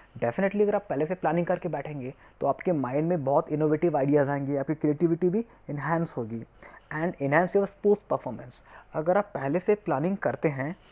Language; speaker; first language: Hindi; native; Hindi